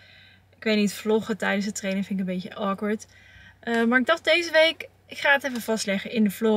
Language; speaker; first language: Dutch; native; Dutch